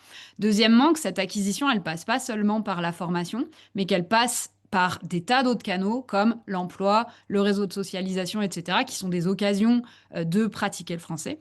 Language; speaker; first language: French; native; French